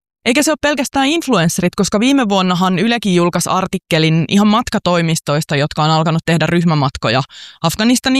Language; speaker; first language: Finnish; native; Finnish